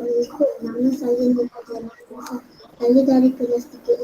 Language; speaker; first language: Malay; native; Malay